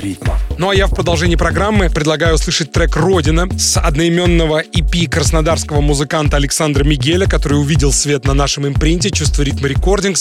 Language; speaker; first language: Russian; native; Russian